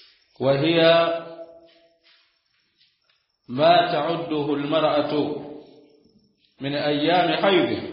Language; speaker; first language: Arabic; non-native, fluent; Swahili